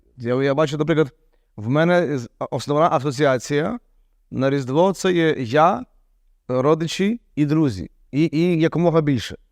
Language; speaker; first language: Ukrainian; native; Ukrainian